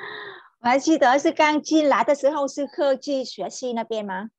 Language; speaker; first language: Chinese; non-native, fluent; Vietnamese